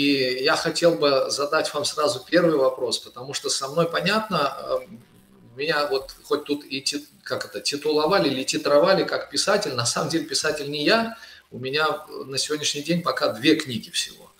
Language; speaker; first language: Russian; native; Russian